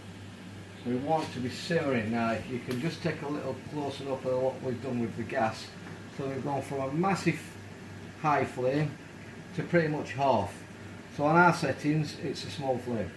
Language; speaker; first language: English; native; English